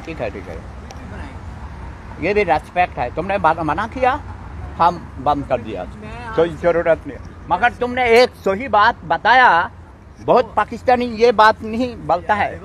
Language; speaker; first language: Hindi; non-native, learner; Bangla